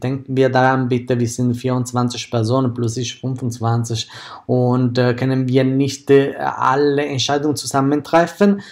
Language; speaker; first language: German; non-native, fluent; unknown